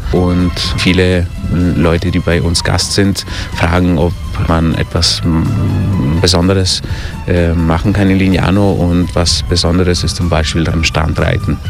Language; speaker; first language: German; early bilingual, heritage; German